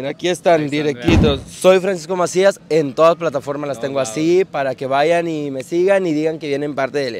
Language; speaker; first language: Spanish; native; Spanish